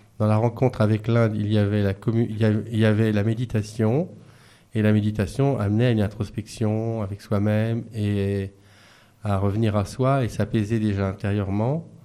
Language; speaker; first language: French; native; French